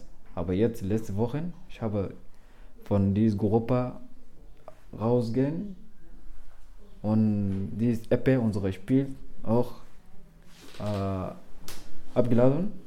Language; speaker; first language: German; non-native, learner; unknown